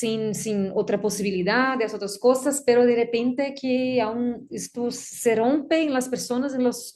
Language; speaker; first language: Spanish; non-native, learner; Portuguese